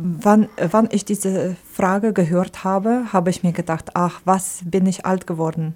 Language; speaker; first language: German; non-native, fluent; Ukrainian